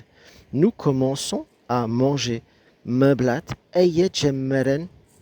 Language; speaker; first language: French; non-native, fluent; Amharic